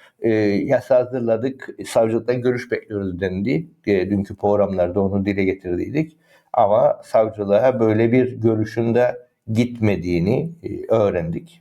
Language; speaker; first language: Turkish; native; Turkish